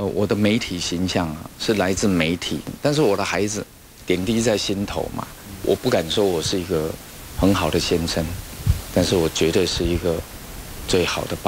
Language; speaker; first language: Chinese; native; Chinese